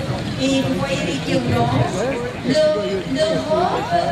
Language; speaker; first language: French; non-native, fluent; English